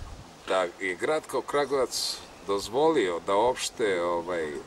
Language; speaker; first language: Serbian; native; Serbian